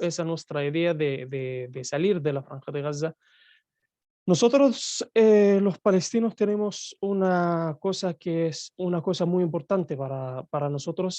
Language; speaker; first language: Spanish; non-native, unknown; Arabic